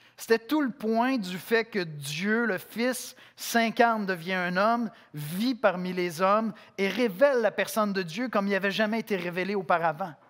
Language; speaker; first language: French; native; French